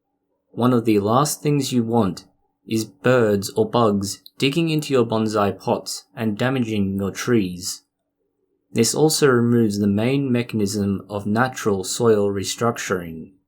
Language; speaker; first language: English; native; English